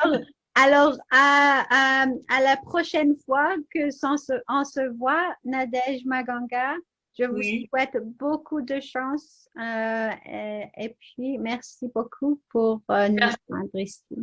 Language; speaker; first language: French; non-native, learner; English